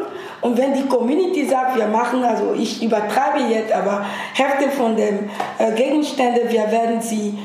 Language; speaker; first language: German; non-native, fluent; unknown